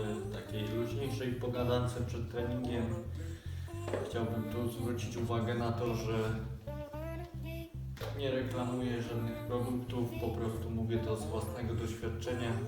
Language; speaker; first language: Polish; native; Polish